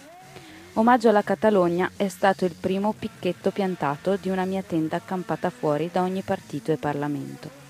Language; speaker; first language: Italian; native; Italian